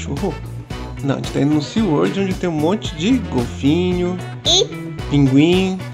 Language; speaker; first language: Portuguese; native; Portuguese